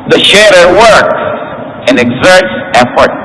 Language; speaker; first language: English; non-native, local second language; Filipino